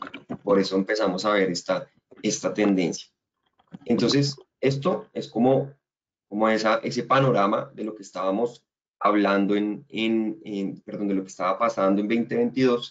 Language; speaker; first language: Spanish; native; Spanish